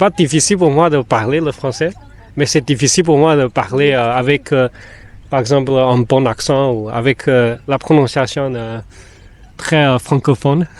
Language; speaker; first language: French; non-native, fluent; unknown